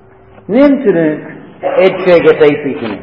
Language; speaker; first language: Hungarian; non-native, fluent; English